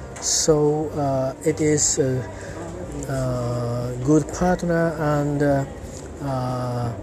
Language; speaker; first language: English; non-native, learner; Japanese